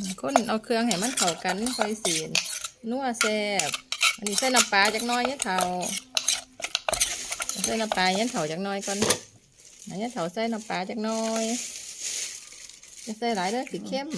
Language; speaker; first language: Thai; non-native, local second language; Northeastern Thai